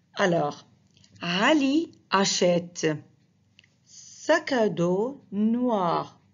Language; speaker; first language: French; non-native, fluent; Arabic